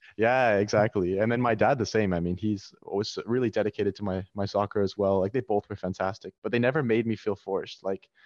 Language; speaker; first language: English; native; English